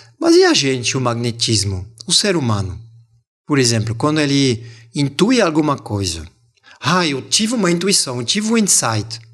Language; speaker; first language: Portuguese; non-native, fluent; French